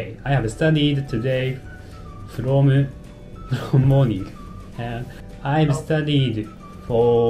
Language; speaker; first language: English; non-native, learner; Japanese